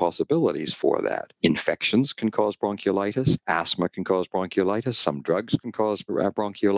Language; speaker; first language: English; native; English